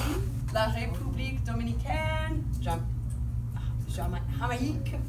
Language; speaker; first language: French; non-native, fluent; English